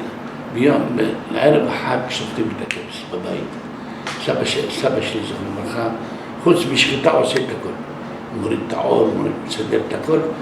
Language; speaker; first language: Hebrew; non-native, local second language; Arabic